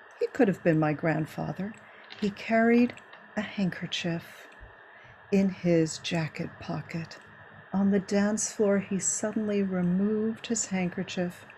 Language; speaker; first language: English; early bilingual, other home language; Spanish